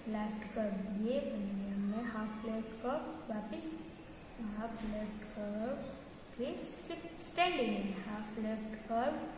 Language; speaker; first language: Hindi; non-native, local second language; Gujarati